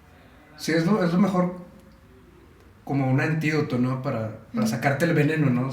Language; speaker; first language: Spanish; native; Spanish